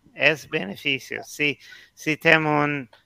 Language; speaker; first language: Portuguese; non-native, learner; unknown